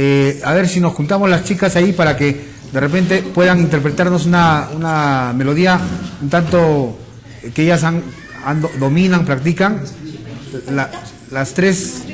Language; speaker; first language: Spanish; native; Spanish